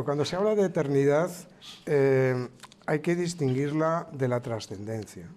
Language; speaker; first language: Spanish; native; Spanish